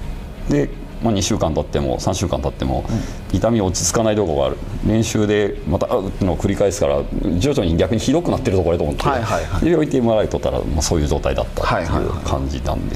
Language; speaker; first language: Japanese; native; Japanese